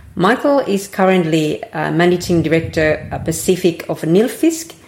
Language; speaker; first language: English; non-native, fluent; Danish